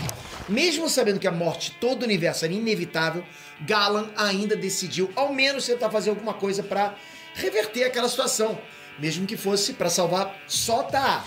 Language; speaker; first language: Portuguese; native; Portuguese